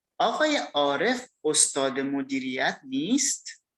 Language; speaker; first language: Persian; non-native, fluent; Indonesian